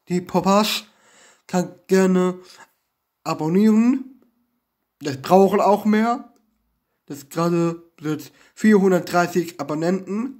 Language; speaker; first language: German; non-native, learner; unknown